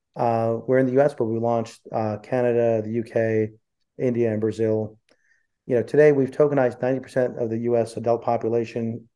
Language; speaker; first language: English; early bilingual, other home language; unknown